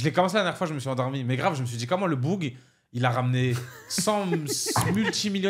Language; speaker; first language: French; native; French